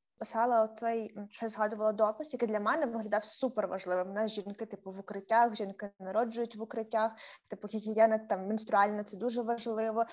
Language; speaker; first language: Ukrainian; native; Ukrainian